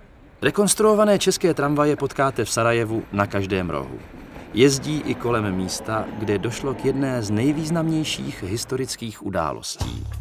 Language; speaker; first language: Czech; native; Czech